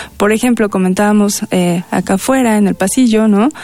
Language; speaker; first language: Spanish; native; Spanish